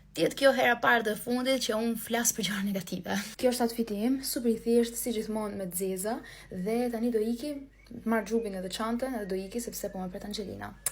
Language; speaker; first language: Albanian; early bilingual, heritage; Albanian